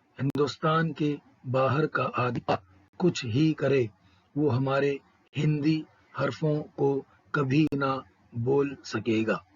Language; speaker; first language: Urdu; native; Urdu